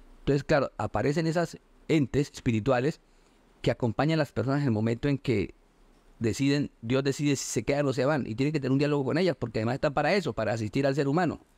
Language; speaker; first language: Spanish; native; Spanish